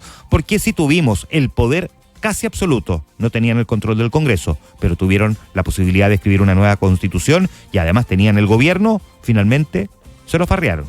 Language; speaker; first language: Spanish; native; Spanish